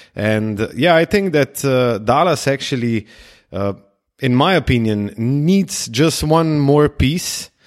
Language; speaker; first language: English; non-native, fluent; Slovenian